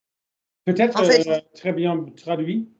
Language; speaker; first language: French; non-native, learner; German